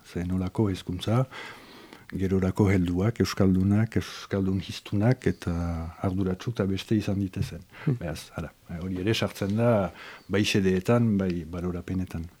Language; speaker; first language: Basque; native; Basque